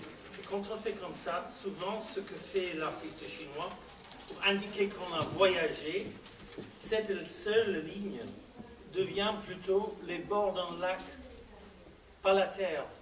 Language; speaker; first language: French; non-native, fluent; English